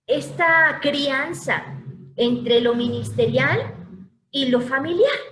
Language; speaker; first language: Spanish; native; Spanish